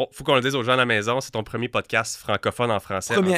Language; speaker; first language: French; native; French